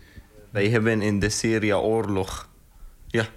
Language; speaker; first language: Dutch; non-native, learner; Arabic